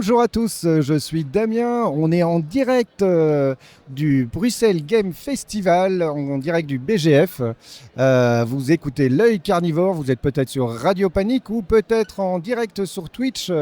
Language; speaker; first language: French; native; French